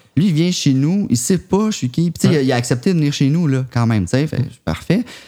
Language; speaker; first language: French; native; French